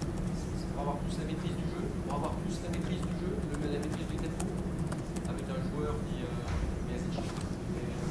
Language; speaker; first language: French; native; French